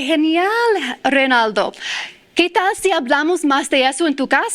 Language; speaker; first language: Spanish; non-native, fluent; English